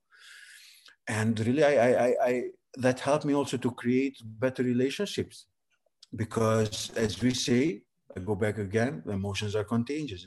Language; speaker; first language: English; non-native, fluent; Serbian